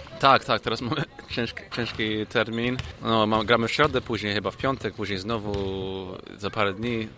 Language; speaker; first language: Polish; early bilingual, heritage; English